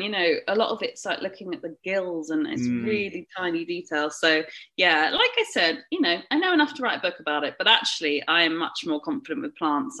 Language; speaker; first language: English; native; English